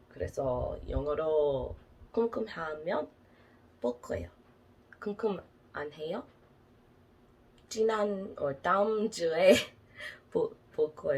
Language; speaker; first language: Korean; non-native, learner; English